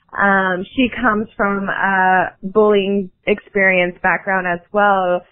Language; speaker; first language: English; native; English